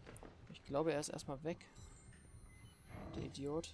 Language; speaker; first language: German; native; German